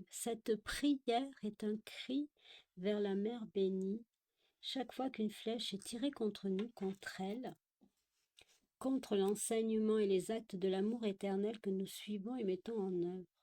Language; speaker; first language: French; native; French